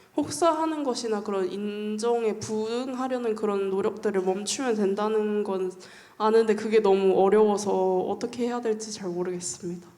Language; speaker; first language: Korean; native; Korean